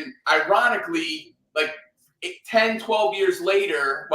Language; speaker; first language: English; native; English